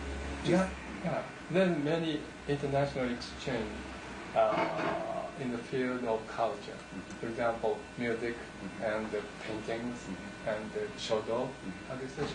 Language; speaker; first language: English; non-native, learner; Japanese